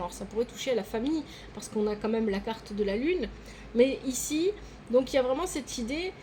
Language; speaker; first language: French; native; French